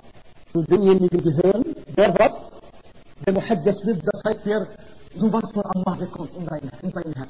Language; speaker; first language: German; non-native, fluent; Arabic